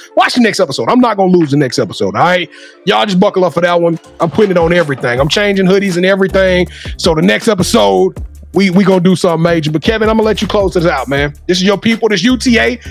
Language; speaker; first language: English; native; English